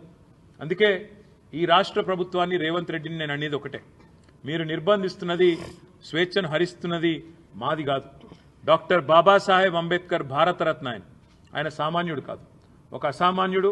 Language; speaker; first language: Telugu; native; Telugu